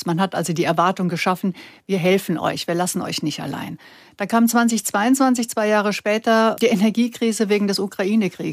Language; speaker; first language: German; native; German